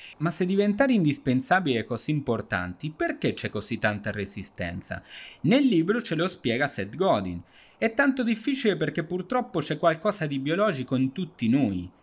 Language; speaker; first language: Italian; non-native, fluent; Spanish